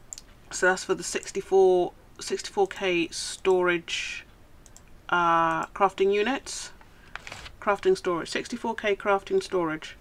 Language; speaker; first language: English; native; English